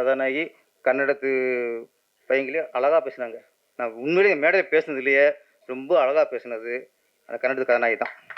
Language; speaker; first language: Tamil; native; Tamil